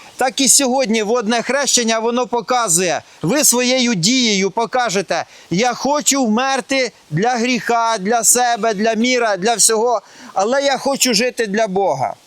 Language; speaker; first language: Ukrainian; non-native, local second language; Russian